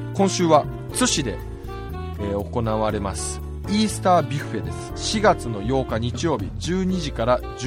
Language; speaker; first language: Japanese; native; Japanese